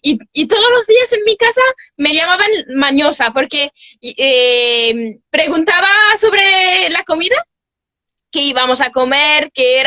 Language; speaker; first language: Spanish; non-native, fluent; French